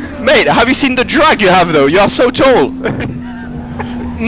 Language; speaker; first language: English; non-native, fluent; French